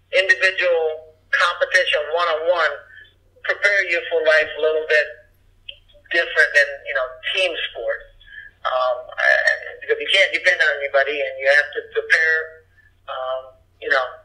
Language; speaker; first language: English; early bilingual, other home language; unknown